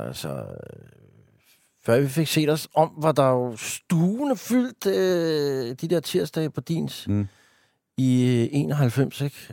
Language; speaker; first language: Danish; native; Danish